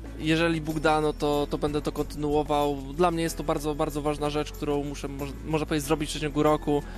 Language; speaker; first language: Polish; native; Polish